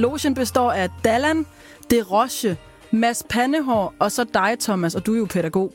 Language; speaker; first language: Danish; native; Danish